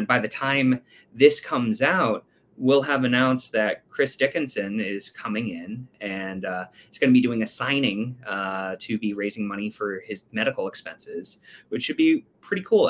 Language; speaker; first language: English; native; English